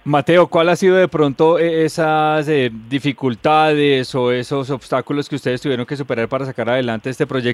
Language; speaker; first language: Spanish; native; Spanish